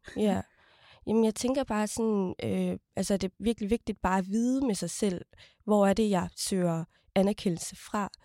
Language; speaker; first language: Danish; early bilingual, other home language; Somali